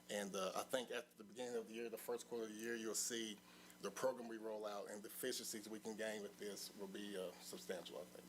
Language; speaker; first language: English; native; English